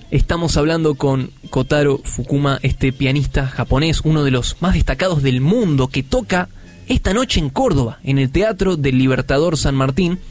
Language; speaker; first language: Spanish; native; Spanish